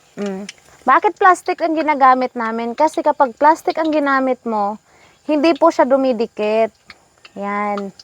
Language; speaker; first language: Filipino; non-native, local second language; Hiligaynon